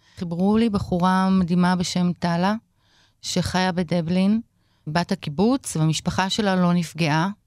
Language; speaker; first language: Hebrew; native; Hebrew